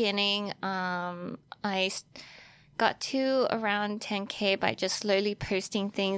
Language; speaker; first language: English; native; English